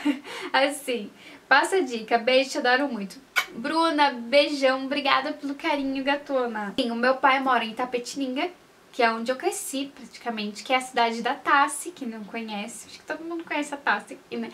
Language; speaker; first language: Portuguese; native; Portuguese